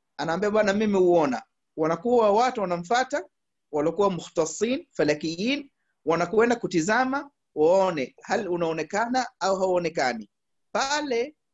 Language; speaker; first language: Swahili; early bilingual, heritage; Arabic